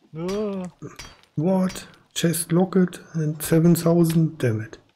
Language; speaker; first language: English; non-native, fluent; German